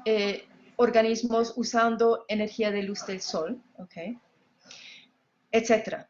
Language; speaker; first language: Spanish; non-native, fluent; English